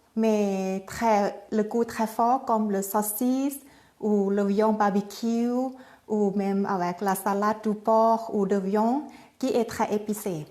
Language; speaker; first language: French; non-native, learner; Thai